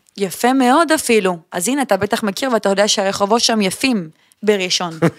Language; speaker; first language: Hebrew; native; Hebrew